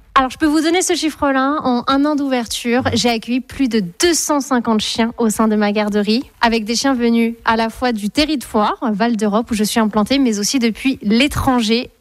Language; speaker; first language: French; native; French